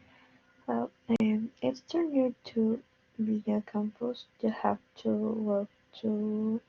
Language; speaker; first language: English; non-native, learner; Spanish